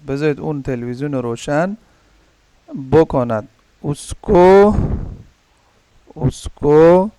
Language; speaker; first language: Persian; non-native, learner; Urdu